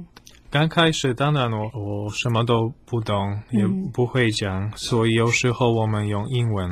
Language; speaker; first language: Chinese; non-native, fluent; Polish